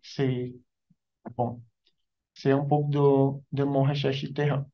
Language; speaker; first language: French; non-native, learner; Portuguese